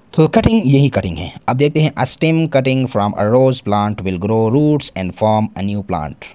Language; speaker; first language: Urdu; non-native, local second language; Pashto